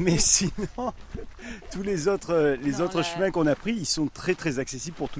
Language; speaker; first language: French; native; French